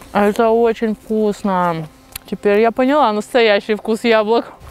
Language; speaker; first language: Russian; native; Russian